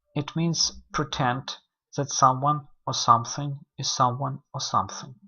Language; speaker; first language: English; non-native, fluent; Russian